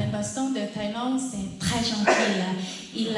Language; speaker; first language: French; non-native, learner; Thai